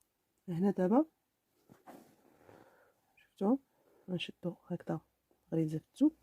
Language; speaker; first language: Arabic; native; Arabic